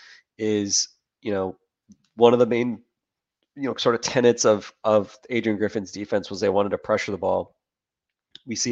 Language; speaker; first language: English; native; English